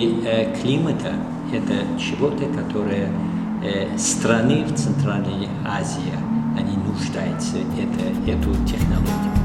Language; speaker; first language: Russian; non-native, fluent; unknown